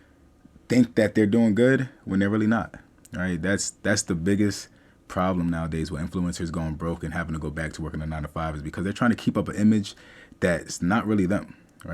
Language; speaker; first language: English; native; English